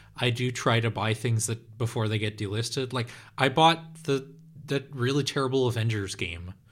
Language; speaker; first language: English; non-native, fluent; Dutch